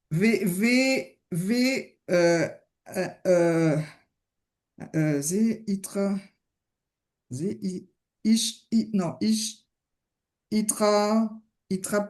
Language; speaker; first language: Hebrew; non-native, learner; French